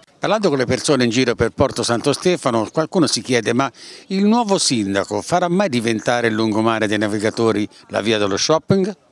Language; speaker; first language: Italian; native; Italian